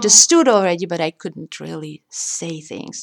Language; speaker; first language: English; non-native, fluent; Russian